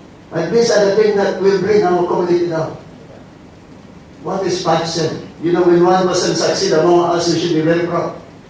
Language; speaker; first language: English; non-native, local second language; Central Dusun